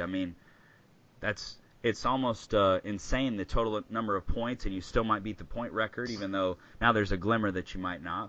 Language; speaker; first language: English; native; English